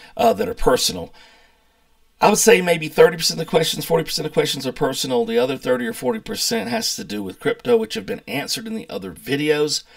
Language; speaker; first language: English; native; English